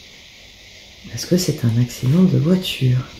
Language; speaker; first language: French; native; French